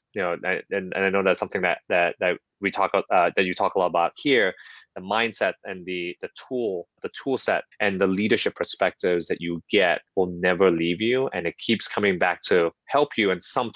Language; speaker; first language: English; non-native, local second language; Cantonese